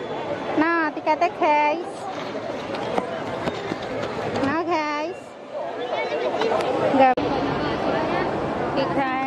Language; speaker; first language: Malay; non-native, local second language; Javanese